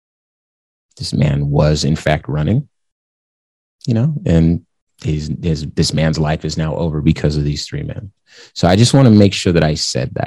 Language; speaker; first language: English; native; English